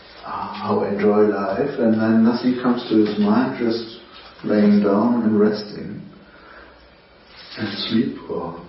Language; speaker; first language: English; non-native, fluent; German